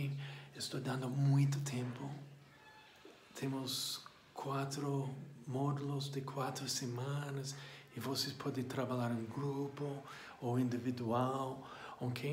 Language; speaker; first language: Portuguese; non-native, fluent; English